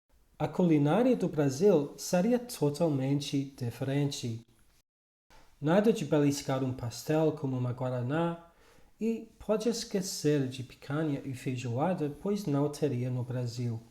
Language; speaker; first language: Portuguese; non-native, fluent; English